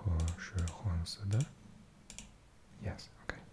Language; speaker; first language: Chinese; non-native, learner; English